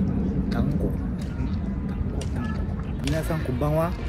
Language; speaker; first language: Japanese; non-native, learner; Korean